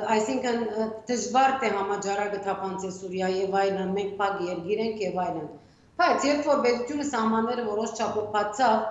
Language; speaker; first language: Armenian; early bilingual, heritage; Armenian